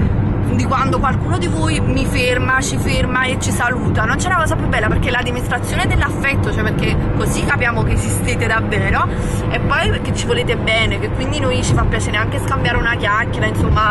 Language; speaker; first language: Italian; native; Italian